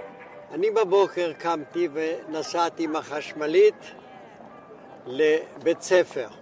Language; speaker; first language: Hebrew; non-native, fluent; German